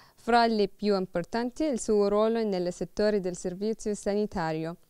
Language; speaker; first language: Italian; non-native, learner; Arabic